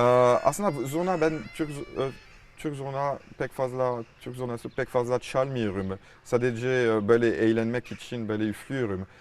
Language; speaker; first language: Turkish; non-native, fluent; French